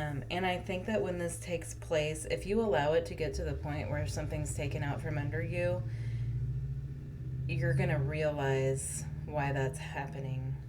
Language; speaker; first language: English; native; English